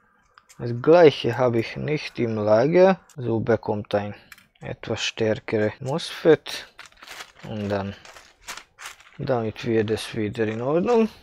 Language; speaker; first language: German; non-native, fluent; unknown